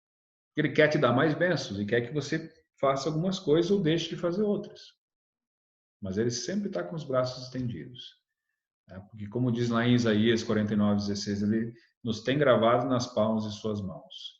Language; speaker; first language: Portuguese; native; Portuguese